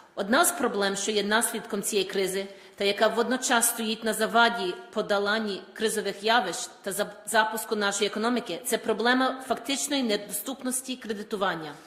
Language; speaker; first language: Ukrainian; early bilingual, heritage; Ukrainian